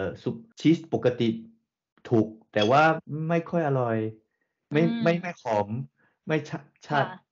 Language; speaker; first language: Thai; non-native, learner; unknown